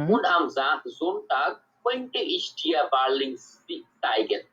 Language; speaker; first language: German; non-native, learner; Bangla